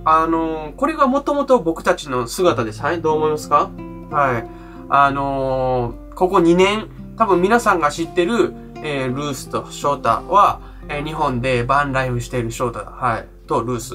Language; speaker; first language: Japanese; native; Japanese